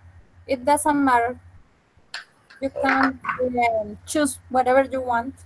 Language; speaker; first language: English; non-native, fluent; Spanish